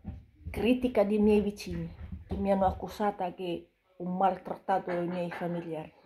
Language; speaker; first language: Italian; non-native, fluent; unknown